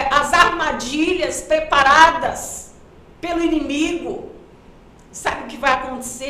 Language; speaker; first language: Portuguese; native; Portuguese